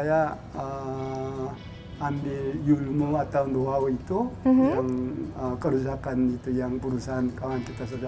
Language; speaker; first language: Indonesian; non-native, fluent; Korean